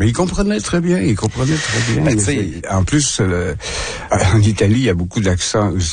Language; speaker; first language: French; native; French